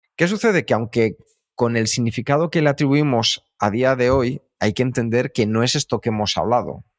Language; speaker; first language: Spanish; native; Spanish